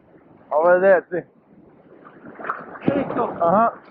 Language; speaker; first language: English; non-native, learner; French